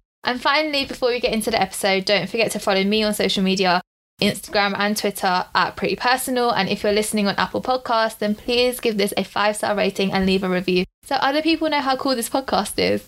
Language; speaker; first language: English; early bilingual, other home language; Punjabi